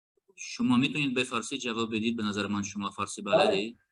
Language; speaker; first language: Persian; non-native, learner; Russian